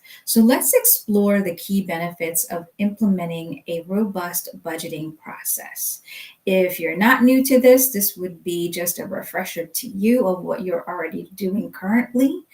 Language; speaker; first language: English; native; English